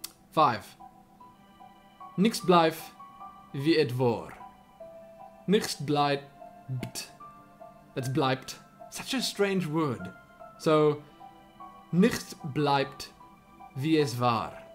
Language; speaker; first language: German; non-native, learner; English